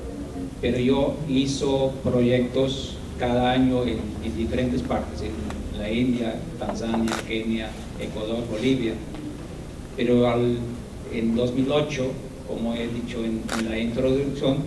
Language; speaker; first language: Spanish; non-native, fluent; Dutch